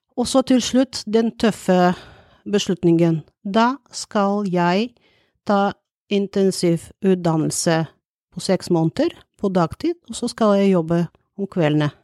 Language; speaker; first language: Norwegian; non-native, fluent; Bulgarian